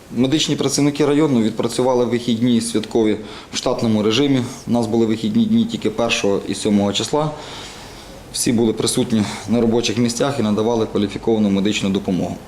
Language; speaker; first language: Ukrainian; native; Ukrainian